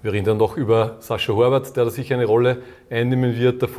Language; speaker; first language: German; native; German